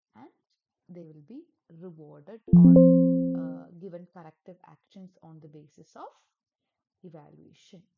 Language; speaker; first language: English; non-native, local second language; Malayalam